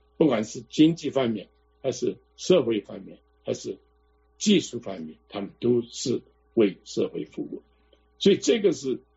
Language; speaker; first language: Chinese; non-native, local second language; Cantonese